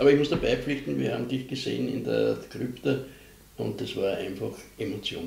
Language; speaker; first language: German; native; German